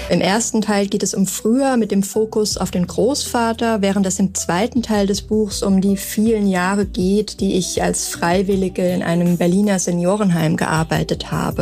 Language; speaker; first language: German; native; German